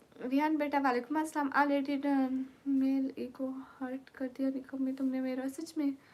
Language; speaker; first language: Urdu; non-native, local second language; Saraiki